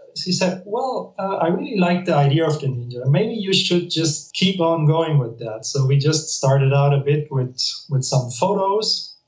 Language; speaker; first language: English; non-native, fluent; German